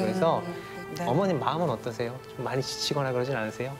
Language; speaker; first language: Korean; native; Korean